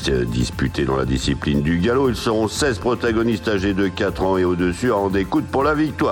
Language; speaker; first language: French; native; French